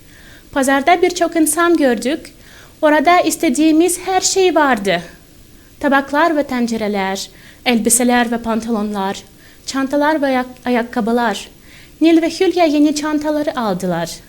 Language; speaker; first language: Turkish; non-native, fluent; Russian